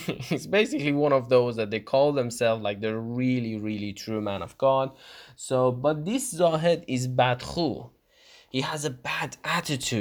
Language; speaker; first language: English; non-native, fluent; Persian